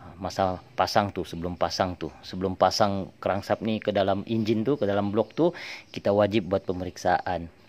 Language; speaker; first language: Malay; native; Malay